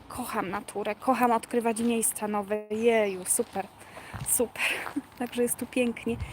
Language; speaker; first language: Polish; native; Polish